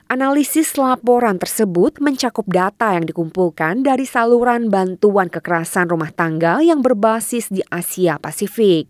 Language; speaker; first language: Indonesian; native; Indonesian